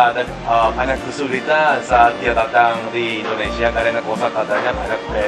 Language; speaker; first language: Indonesian; non-native, fluent; Korean